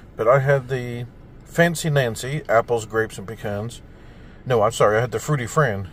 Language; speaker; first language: English; native; English